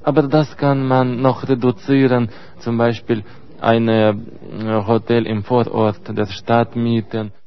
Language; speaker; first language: German; non-native, fluent; Russian